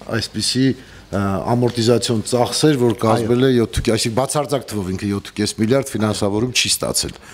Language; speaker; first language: Armenian; native; Armenian